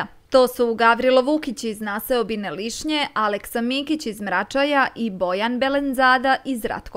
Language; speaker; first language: Serbian; native; Serbian